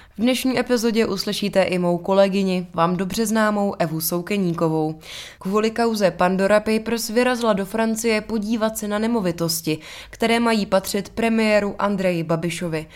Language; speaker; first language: Czech; native; Czech